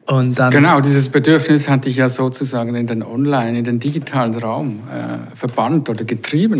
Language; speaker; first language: German; native; German